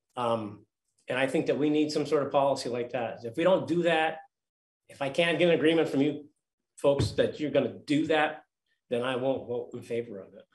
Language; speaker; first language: English; native; English